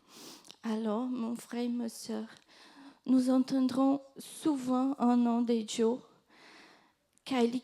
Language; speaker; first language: French; non-native, fluent; Portuguese